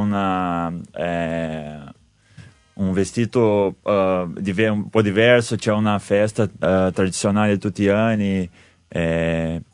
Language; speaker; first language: Italian; non-native, learner; Portuguese